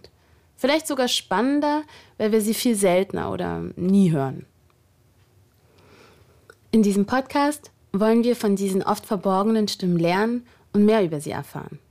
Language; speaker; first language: German; native; German